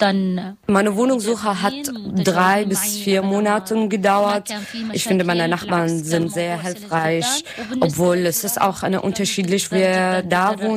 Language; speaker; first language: German; non-native, learner; Arabic